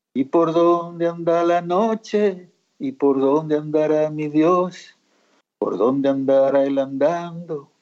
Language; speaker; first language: Spanish; native; Spanish